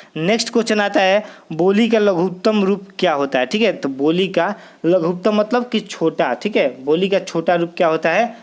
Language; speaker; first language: Hindi; native; Hindi